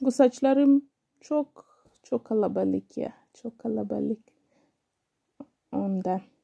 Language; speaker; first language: Turkish; non-native, learner; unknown